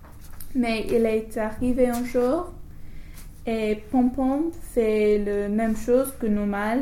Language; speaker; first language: French; non-native, learner; English